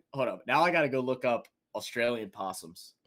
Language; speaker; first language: English; native; English